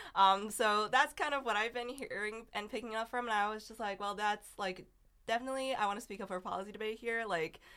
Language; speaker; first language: English; non-native, fluent; Chinese